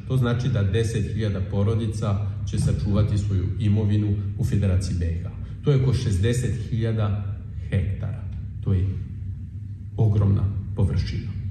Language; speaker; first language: Serbian; non-native, fluent; French